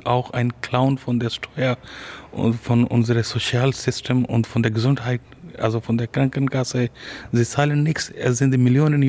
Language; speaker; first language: German; non-native, fluent; Urdu